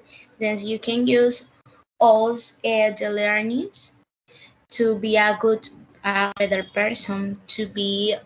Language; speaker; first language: English; non-native, learner; Spanish